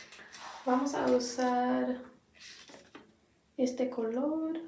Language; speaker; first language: Spanish; non-native, learner; English